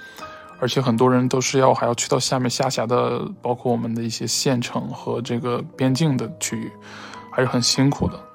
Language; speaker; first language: Chinese; native; Chinese